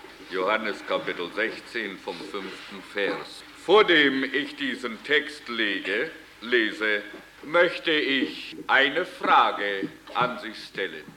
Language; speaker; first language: German; early bilingual, heritage; German